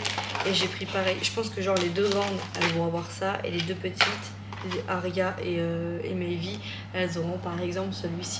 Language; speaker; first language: French; native; French